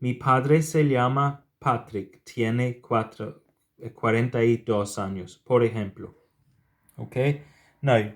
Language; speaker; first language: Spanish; non-native, fluent; English